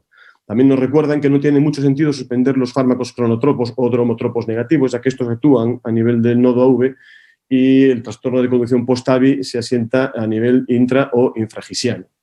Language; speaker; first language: Spanish; native; Spanish